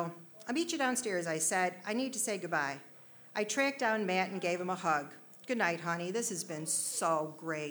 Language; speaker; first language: English; native; English